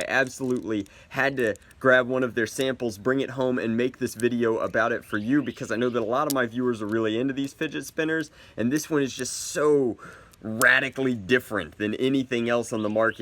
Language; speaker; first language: English; native; English